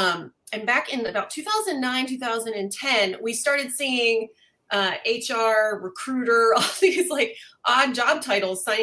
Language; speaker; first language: English; native; English